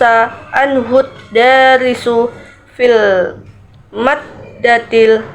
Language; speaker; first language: Arabic; non-native, learner; Indonesian